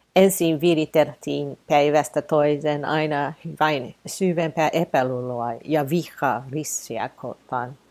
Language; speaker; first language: Finnish; non-native, fluent; English